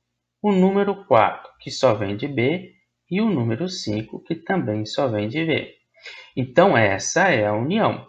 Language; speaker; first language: Portuguese; native; Portuguese